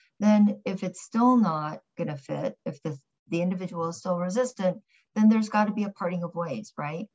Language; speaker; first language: English; early bilingual, other home language; Korean